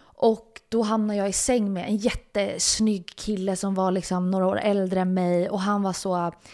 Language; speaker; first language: Swedish; native; Swedish